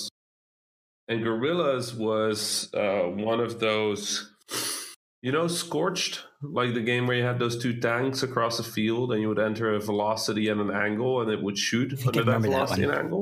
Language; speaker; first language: English; non-native, fluent; Dutch